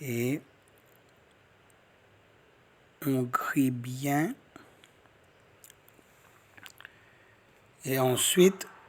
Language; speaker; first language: French; non-native, learner; Tamil